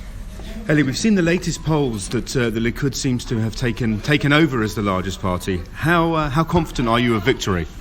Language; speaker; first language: English; native; English